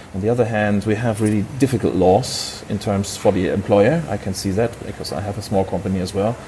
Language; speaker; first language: English; non-native, fluent; German